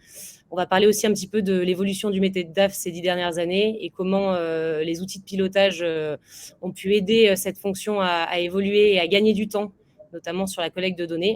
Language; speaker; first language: French; native; French